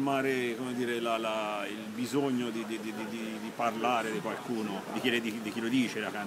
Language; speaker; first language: Italian; native; Italian